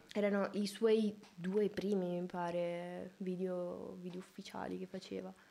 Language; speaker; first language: Italian; native; Italian